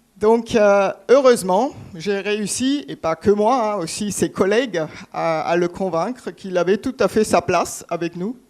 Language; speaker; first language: French; non-native, fluent; German